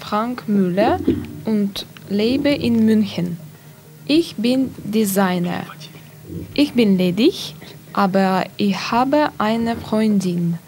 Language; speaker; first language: German; non-native, learner; Russian